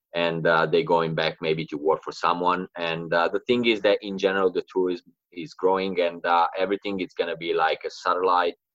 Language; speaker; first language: English; non-native, fluent; Italian